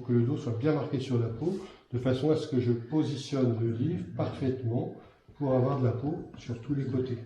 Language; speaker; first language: French; native; French